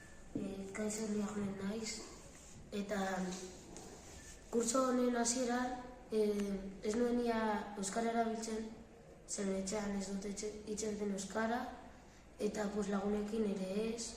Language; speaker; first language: Basque; early bilingual, other home language; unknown